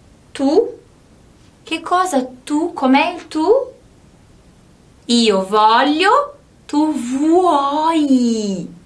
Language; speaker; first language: Italian; non-native, fluent; Portuguese